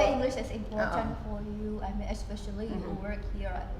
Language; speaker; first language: English; non-native, learner; Indonesian